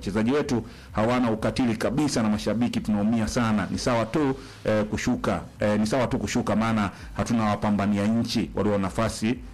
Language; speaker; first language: Swahili; native; Swahili